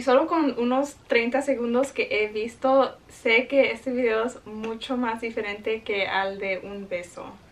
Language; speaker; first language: Spanish; early bilingual, heritage; Spanish